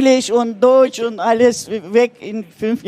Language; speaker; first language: German; non-native, learner; Turkish